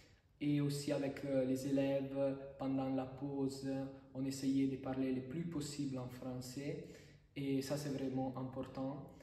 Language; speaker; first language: French; non-native, fluent; Italian